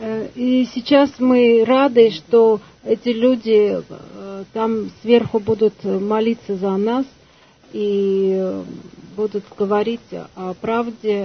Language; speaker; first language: Russian; non-native, fluent; Armenian